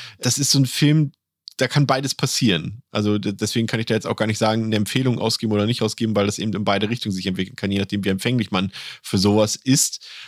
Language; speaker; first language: German; native; German